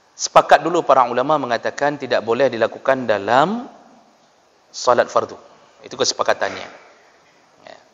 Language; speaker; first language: Malay; non-native, local second language; Achinese